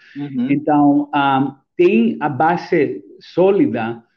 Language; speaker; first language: Portuguese; non-native, fluent; Greek